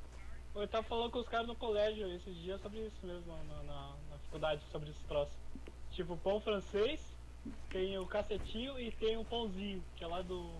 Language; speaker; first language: Portuguese; native; Portuguese